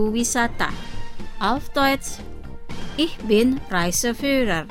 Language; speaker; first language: German; non-native, fluent; Indonesian